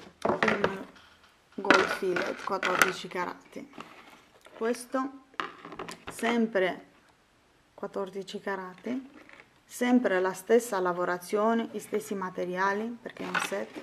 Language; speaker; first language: Italian; non-native, fluent; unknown